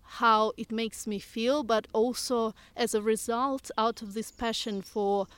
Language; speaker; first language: English; non-native, fluent; Russian